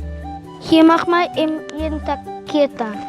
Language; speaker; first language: German; early bilingual, heritage; German